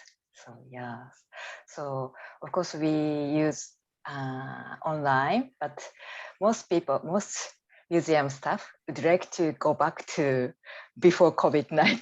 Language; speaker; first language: English; non-native, learner; Japanese